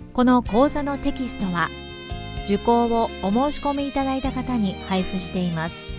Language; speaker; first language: Japanese; native; Japanese